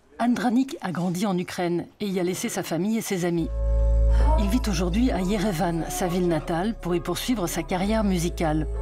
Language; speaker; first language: French; native; French